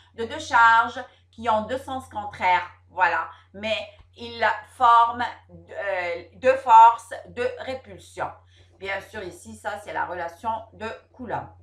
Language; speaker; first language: French; non-native, local second language; Arabic